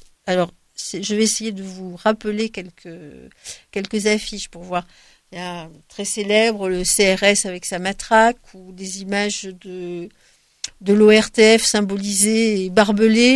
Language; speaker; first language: French; native; French